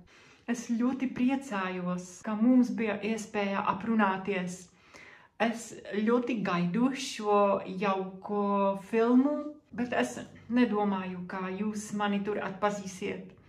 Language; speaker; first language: Latvian; non-native, fluent; Czech